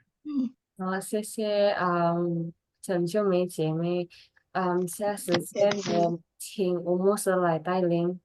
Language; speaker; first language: Chinese; non-native, learner; Indonesian